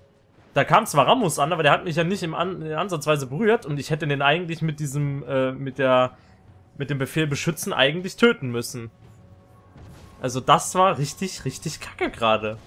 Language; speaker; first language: German; native; German